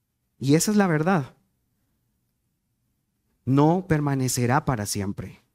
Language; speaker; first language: Spanish; native; Spanish